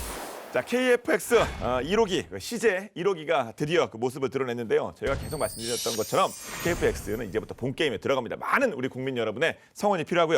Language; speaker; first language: Korean; native; Korean